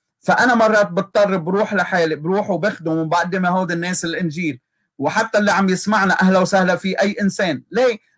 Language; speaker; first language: Arabic; native; Arabic